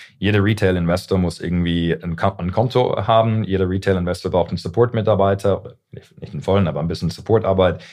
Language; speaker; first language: German; early bilingual, heritage; English